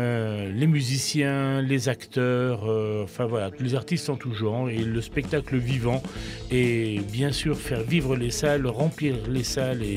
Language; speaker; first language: French; native; French